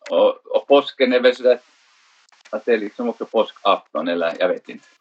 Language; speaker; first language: Swedish; native; Swedish